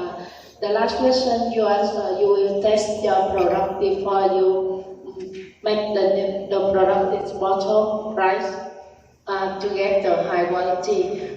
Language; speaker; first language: English; non-native, learner; Vietnamese